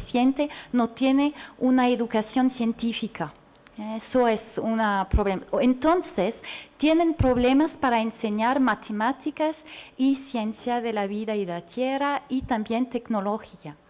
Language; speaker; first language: Spanish; non-native, learner; French